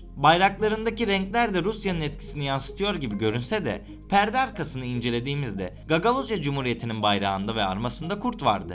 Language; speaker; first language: Turkish; native; Turkish